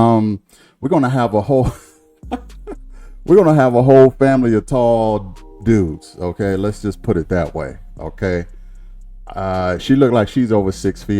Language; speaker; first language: English; native; English